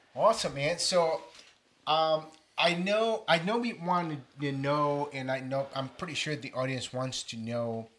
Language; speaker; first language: English; native; English